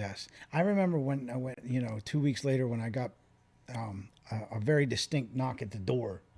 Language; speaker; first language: English; native; English